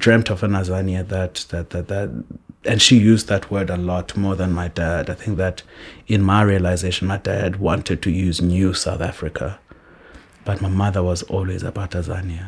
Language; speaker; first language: English; non-native, local second language; Xhosa